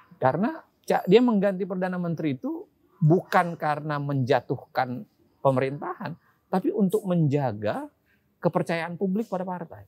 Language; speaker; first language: Indonesian; native; Indonesian